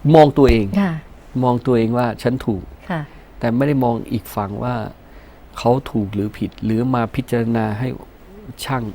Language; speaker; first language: Thai; early bilingual, other home language; Punjabi